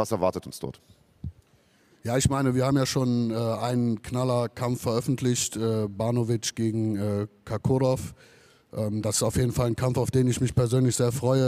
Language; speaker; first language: German; native; German